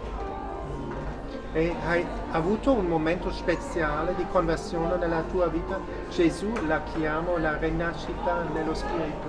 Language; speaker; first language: Italian; non-native, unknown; German